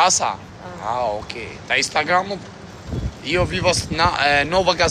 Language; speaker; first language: Italian; non-native, learner; Albanian